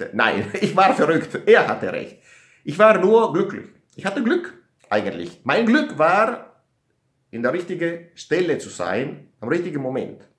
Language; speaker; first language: German; non-native, learner; Italian